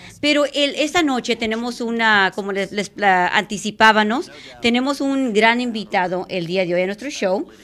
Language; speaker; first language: Spanish; native; Spanish